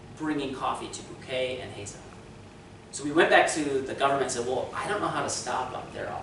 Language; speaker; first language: English; native; English